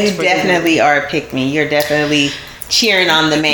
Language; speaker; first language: English; native; English